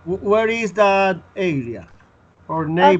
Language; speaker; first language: English; non-native, fluent; Spanish